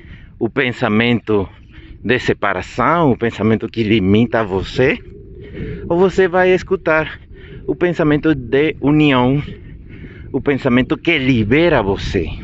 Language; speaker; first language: Portuguese; non-native, fluent; Spanish